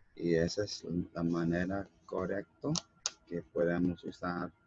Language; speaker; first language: Spanish; non-native, learner; English